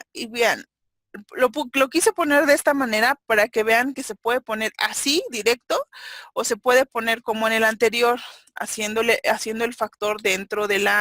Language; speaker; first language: Spanish; native; Spanish